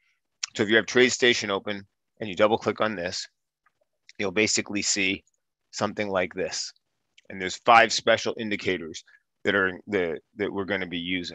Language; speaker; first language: English; native; English